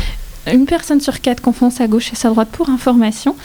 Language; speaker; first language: French; native; French